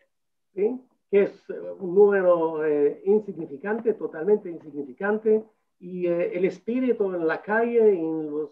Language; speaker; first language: Spanish; non-native, fluent; Hebrew